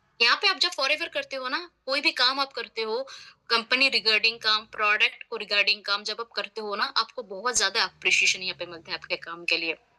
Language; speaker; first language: Hindi; non-native, local second language; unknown